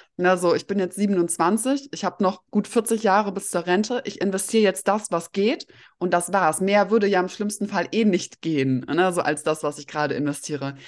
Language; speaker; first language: German; early bilingual, other home language; Russian